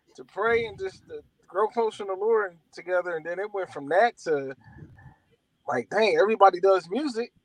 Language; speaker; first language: English; native; English